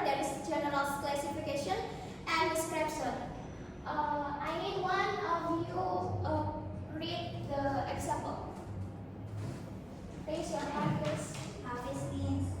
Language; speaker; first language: English; non-native, learner; Indonesian